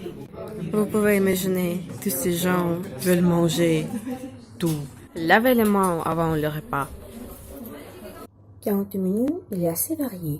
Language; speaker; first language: French; non-native, fluent; Russian